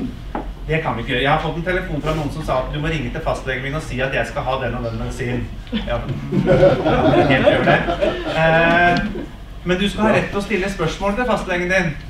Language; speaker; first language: Norwegian; native; Norwegian